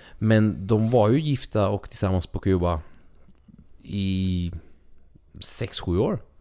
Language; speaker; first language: Swedish; early bilingual, other home language; Spanish